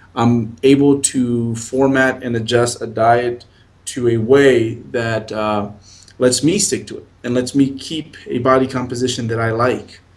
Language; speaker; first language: English; native; English